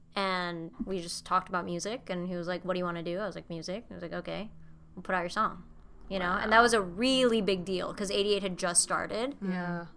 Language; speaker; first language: English; non-native, fluent; Indonesian